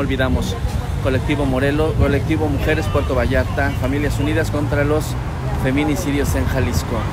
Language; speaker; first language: Spanish; native; Spanish